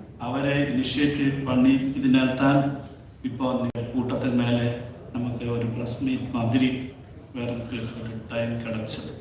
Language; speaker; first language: Tamil; non-native, learner; Malayalam